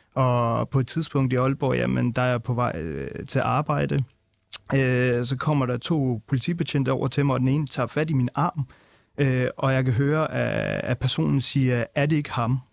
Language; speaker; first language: Danish; early bilingual, other home language; Punjabi